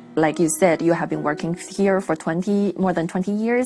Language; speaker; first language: English; non-native, fluent; Chinese